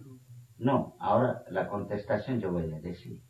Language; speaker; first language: Spanish; non-native, fluent; Bangla